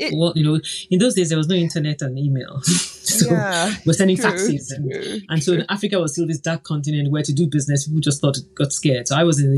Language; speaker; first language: English; non-native, local second language; Yoruba